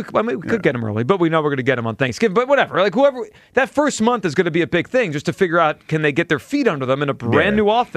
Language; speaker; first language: English; native; English